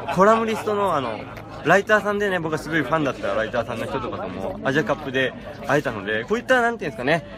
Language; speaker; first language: Japanese; native; Japanese